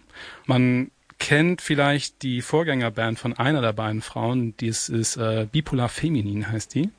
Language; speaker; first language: German; native; German